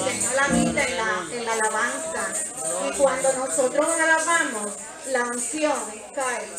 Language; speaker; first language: Spanish; native; Spanish